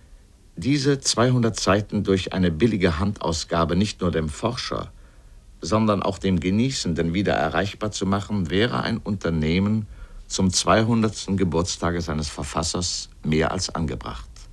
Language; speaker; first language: German; native; German